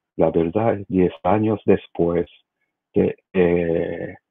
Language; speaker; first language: Spanish; non-native, learner; Japanese